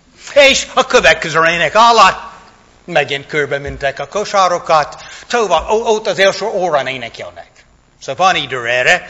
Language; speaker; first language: Hungarian; non-native, fluent; English